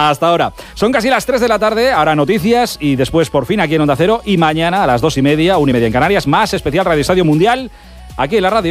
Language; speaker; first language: Spanish; native; Spanish